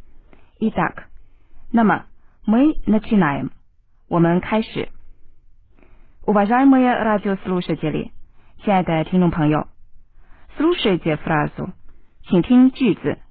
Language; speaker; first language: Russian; non-native, fluent; Chinese